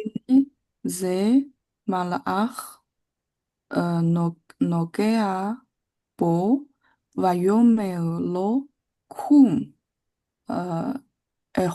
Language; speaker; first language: Hebrew; non-native, learner; English